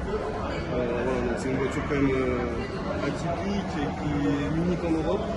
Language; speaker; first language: French; native; French